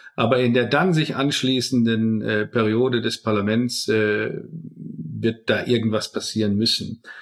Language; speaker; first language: German; native; German